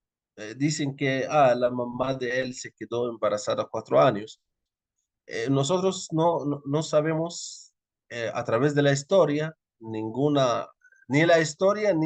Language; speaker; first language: Spanish; non-native, fluent; Arabic